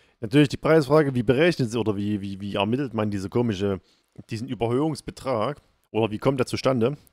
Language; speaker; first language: German; native; German